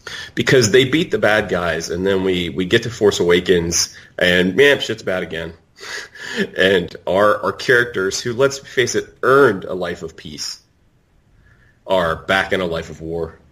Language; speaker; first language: English; native; English